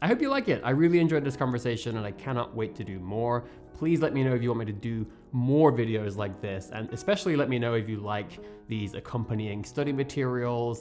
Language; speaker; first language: English; native; English